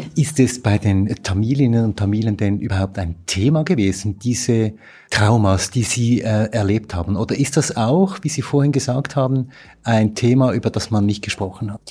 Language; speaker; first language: German; native; German